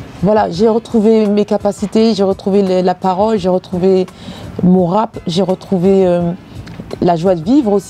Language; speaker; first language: French; native; French